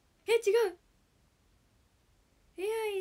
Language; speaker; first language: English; non-native, learner; Japanese